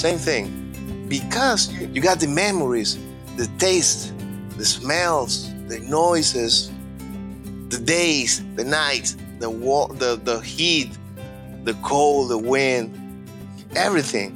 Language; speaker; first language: English; non-native, fluent; Spanish